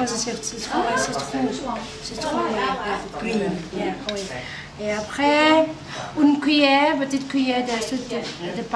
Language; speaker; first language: French; non-native, learner; Thai